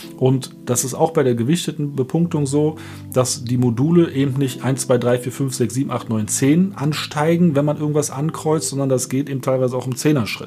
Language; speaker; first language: German; native; German